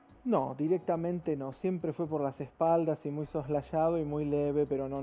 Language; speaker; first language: Spanish; early bilingual, other home language; Portuguese